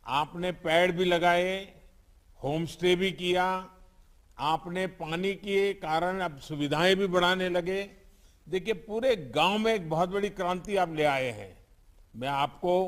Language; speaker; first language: Hindi; non-native, local second language; Gujarati